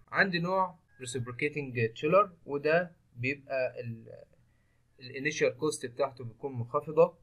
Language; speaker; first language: Arabic; native; Arabic